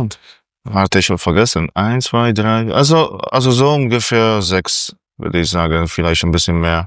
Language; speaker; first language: German; non-native, fluent; Polish